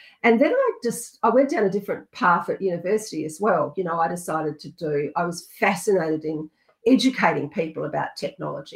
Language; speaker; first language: English; native; English